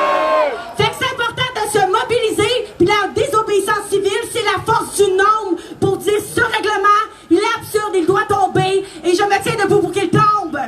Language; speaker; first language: French; native; French